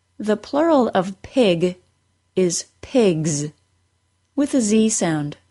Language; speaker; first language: English; native; English